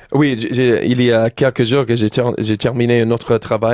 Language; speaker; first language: French; non-native, learner; English